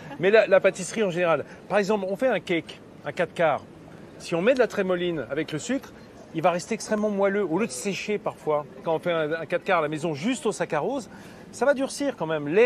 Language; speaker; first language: French; native; French